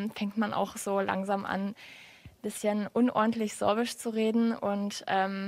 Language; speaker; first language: German; non-native, local second language; Upper Sorbian